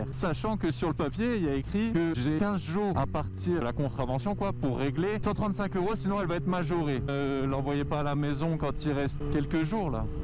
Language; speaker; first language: French; native; French